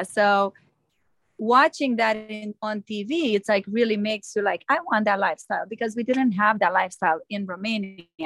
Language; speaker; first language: English; non-native, fluent; Romanian